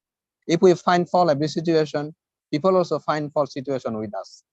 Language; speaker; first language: English; non-native, fluent; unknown